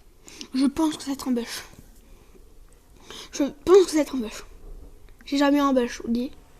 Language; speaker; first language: French; native; French